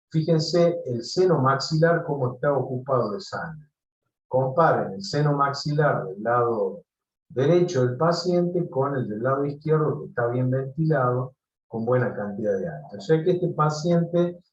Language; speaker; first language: Spanish; native; Spanish